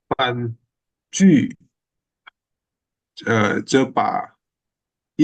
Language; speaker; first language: Chinese; non-native, learner; Indonesian